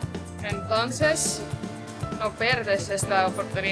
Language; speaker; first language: Spanish; non-native, fluent; Portuguese